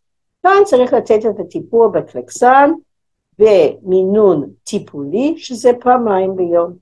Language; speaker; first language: Hebrew; non-native, fluent; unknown